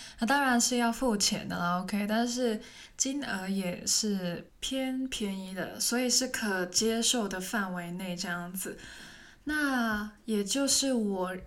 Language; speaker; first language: Chinese; non-native, local second language; Cantonese